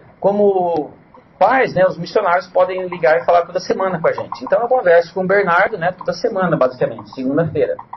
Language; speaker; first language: Portuguese; native; Portuguese